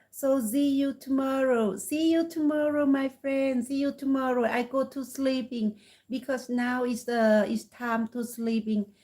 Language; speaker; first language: English; non-native, learner; Thai